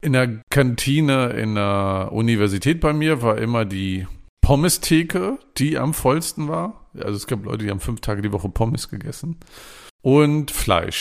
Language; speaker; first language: German; native; German